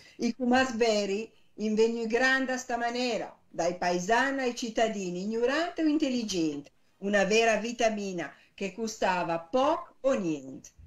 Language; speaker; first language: Italian; native; Italian